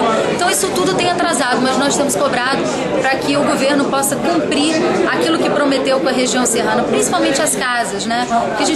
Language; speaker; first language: Portuguese; native; Portuguese